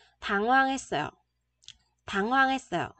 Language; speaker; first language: Korean; non-native, fluent; Vietnamese